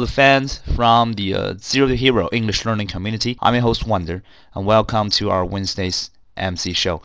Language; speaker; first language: English; non-native, fluent; Chinese